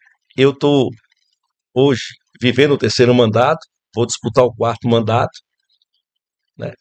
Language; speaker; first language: Portuguese; native; Portuguese